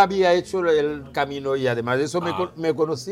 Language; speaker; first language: Spanish; non-native, fluent; Haitian Creole